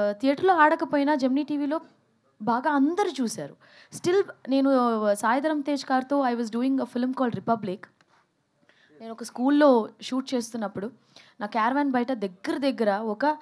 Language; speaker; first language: Telugu; early bilingual, heritage; Telugu